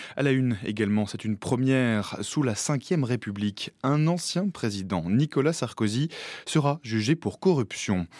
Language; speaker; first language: French; native; French